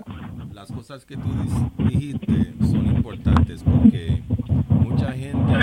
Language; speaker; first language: Spanish; non-native, local second language; English